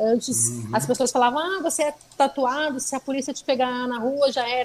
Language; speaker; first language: Portuguese; native; Portuguese